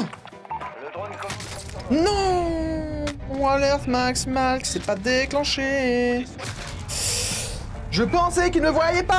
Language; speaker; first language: French; native; French